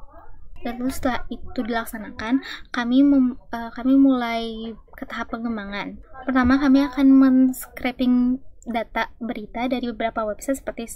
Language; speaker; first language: Indonesian; native; Indonesian